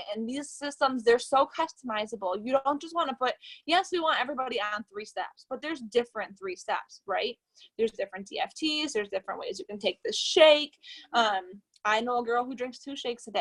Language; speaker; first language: English; native; English